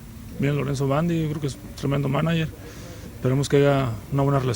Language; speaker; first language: Spanish; native; Spanish